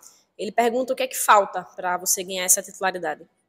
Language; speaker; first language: Portuguese; native; Portuguese